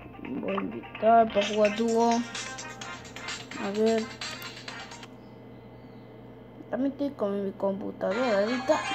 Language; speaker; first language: Spanish; native; Spanish